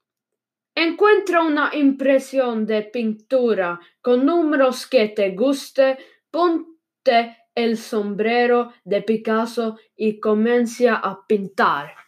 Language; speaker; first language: Spanish; non-native, learner; Swedish